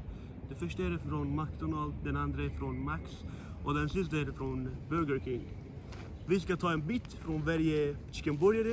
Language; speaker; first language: Swedish; early bilingual, other home language; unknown